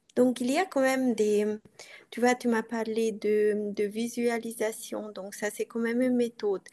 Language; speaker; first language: French; non-native, fluent; Romanian